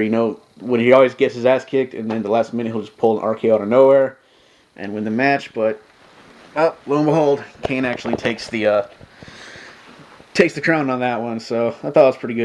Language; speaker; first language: English; native; English